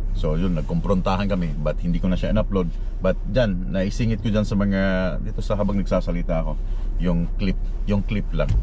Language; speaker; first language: Filipino; native; Filipino